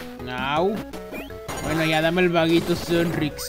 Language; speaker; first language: Spanish; native; Spanish